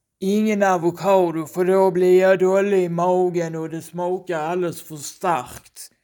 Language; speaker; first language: Swedish; native; Swedish